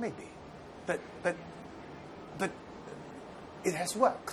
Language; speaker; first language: English; non-native, local second language; Cantonese